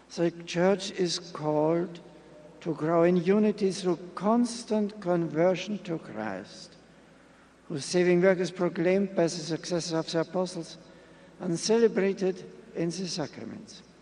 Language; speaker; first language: English; non-native, fluent; German